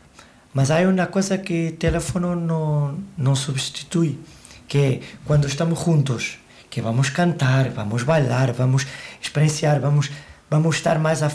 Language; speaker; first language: Spanish; non-native, learner; Portuguese